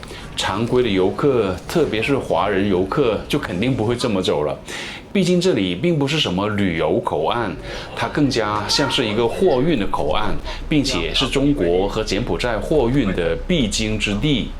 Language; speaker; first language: Chinese; native; Chinese